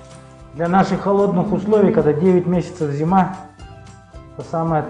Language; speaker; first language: Russian; native; Russian